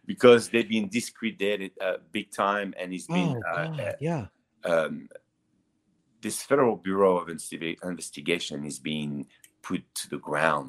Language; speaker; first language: English; non-native, fluent; French